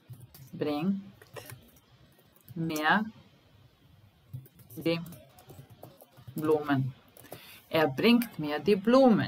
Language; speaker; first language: German; non-native, fluent; Serbian